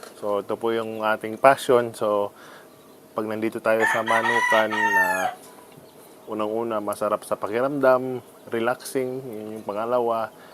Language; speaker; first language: Filipino; non-native, local second language; Cebuano